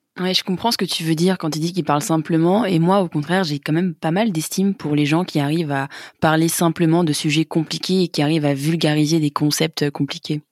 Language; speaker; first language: French; native; French